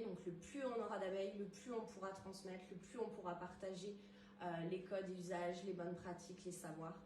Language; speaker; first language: French; native; French